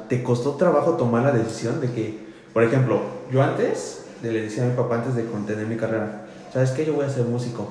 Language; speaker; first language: Spanish; native; Spanish